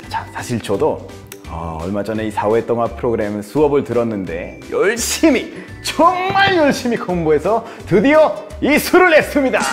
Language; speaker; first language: Korean; non-native, fluent; Spanish